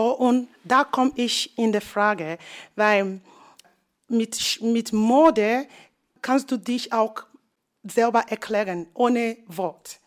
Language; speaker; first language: German; non-native, fluent; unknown